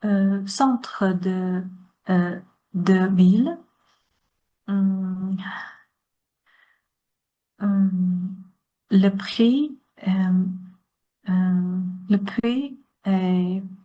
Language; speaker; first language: French; non-native, learner; Chinese